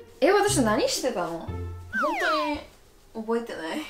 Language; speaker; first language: Japanese; non-native, fluent; English